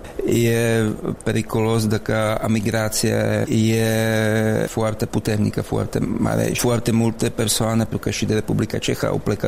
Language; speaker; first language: Romanian; non-native, learner; Czech